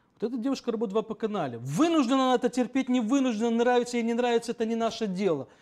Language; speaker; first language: Russian; native; Russian